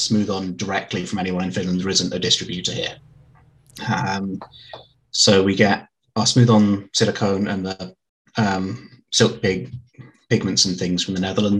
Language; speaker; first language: English; native; English